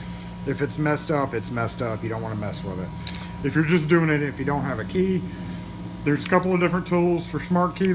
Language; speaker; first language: English; native; English